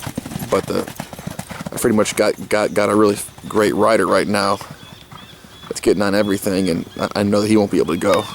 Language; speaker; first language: English; native; English